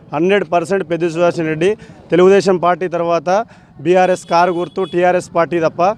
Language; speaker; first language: Telugu; native; Telugu